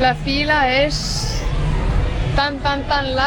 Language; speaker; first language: Spanish; non-native, fluent; Estonian